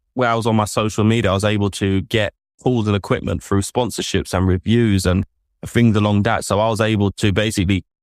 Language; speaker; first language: English; native; English